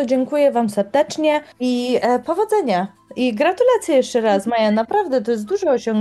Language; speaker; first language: Polish; native; Polish